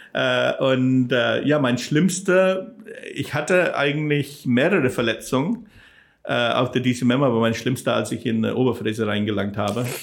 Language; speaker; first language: German; non-native, fluent; English